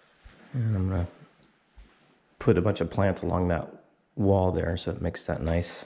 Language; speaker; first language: English; native; English